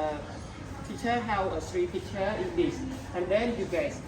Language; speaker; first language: English; non-native, learner; Khmer